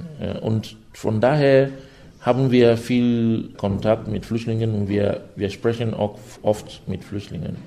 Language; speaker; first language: German; non-native, fluent; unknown